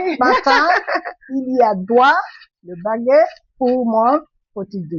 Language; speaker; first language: French; non-native, fluent; Igbo